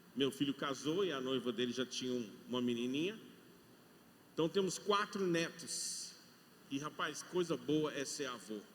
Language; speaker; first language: Portuguese; non-native, fluent; English